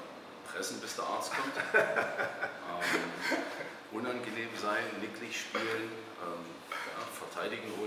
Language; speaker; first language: German; native; German